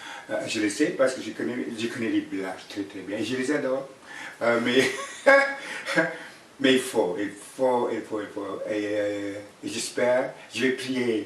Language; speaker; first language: French; non-native, fluent; Cree